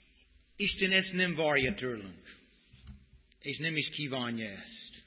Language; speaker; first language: Hungarian; non-native, fluent; English